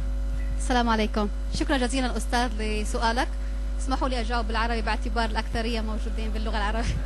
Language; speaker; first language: Arabic; native; Arabic